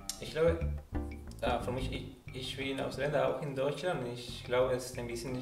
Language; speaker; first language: German; non-native, learner; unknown